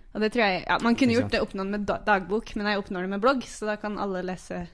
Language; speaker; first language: Norwegian; early bilingual, other home language; English